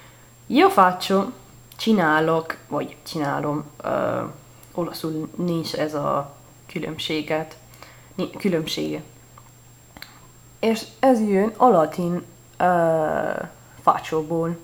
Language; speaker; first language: Hungarian; non-native, learner; Italian